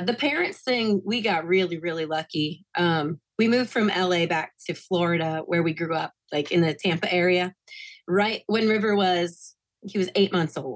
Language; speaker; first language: English; native; English